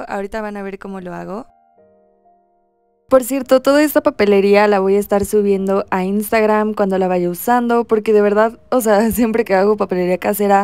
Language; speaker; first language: Spanish; native; Spanish